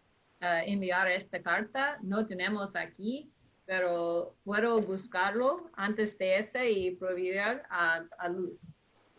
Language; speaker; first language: Spanish; non-native, fluent; English